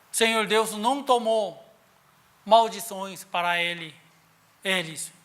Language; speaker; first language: Portuguese; non-native, learner; Korean